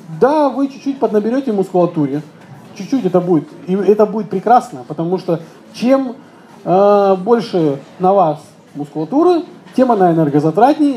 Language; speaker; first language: Russian; native; Russian